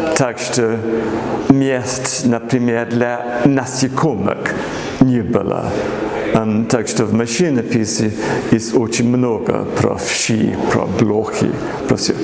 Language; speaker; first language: Russian; non-native, fluent; English